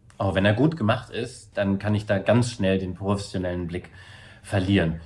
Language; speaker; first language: German; native; German